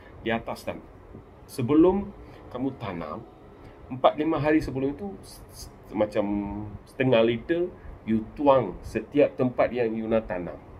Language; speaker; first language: Malay; non-native, local second language; Tamil